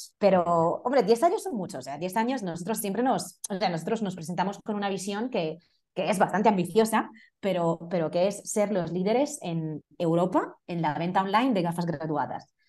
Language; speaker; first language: Spanish; non-native, fluent; Italian